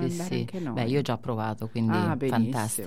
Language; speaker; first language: Italian; native; Italian